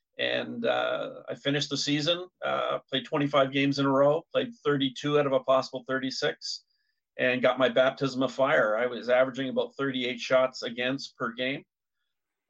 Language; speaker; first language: English; native; English